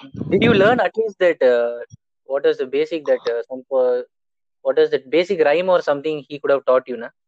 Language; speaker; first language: English; non-native, local second language; Tamil